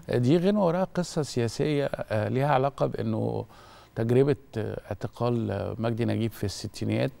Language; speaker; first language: Egyptian Arabic; native; Egyptian Arabic